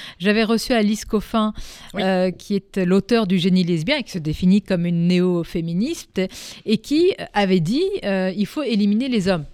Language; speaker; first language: French; non-native, local second language; Arabic